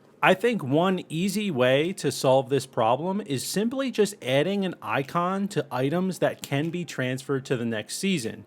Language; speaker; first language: English; native; English